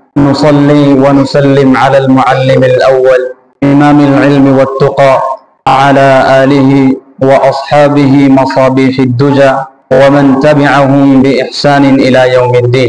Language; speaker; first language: Arabic; non-native, fluent; Urdu